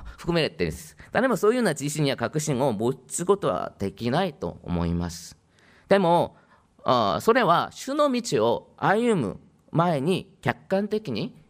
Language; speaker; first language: Japanese; non-native, fluent; Korean